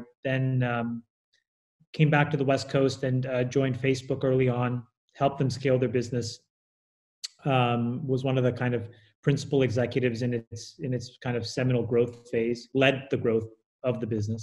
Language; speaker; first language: English; native; English